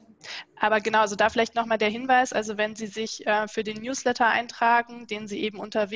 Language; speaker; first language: German; native; German